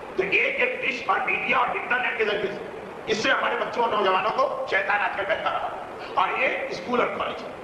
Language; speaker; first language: Urdu; native; Urdu